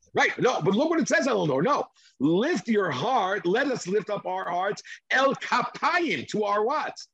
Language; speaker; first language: English; non-native, fluent; Hebrew